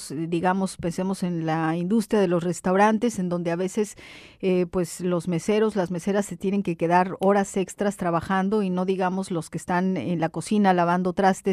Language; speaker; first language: Spanish; native; Spanish